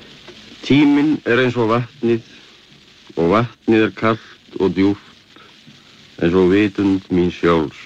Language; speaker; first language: Icelandic; native; Icelandic